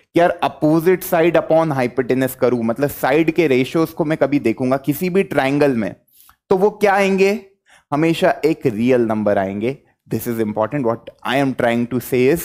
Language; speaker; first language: Hindi; native; Hindi